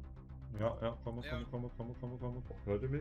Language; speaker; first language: German; native; German